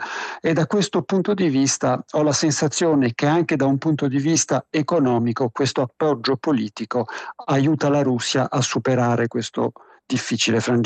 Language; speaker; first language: Italian; native; Italian